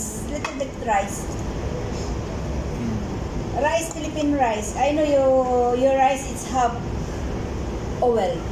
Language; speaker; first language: English; non-native, local second language; Filipino